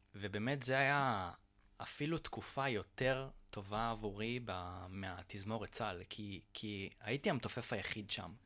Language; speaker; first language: Hebrew; native; Hebrew